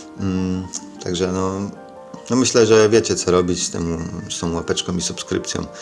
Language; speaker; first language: Polish; native; Polish